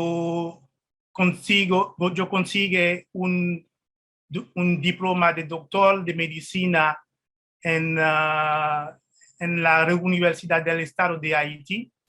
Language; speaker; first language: Spanish; non-native, fluent; Haitian Creole